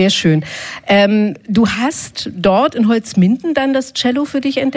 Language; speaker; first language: German; native; German